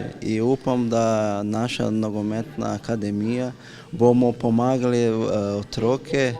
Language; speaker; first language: Slovenian; non-native, fluent; Portuguese